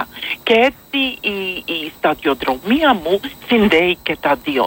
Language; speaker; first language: Greek; non-native, fluent; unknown